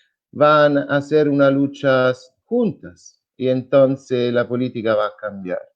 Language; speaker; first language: Spanish; non-native, fluent; Italian